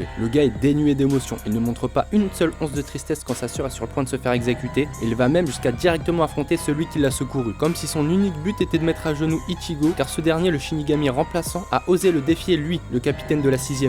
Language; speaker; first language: French; native; French